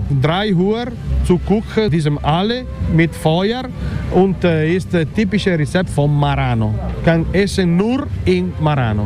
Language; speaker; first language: German; non-native, learner; Italian